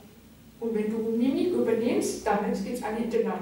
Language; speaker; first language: German; non-native, local second language; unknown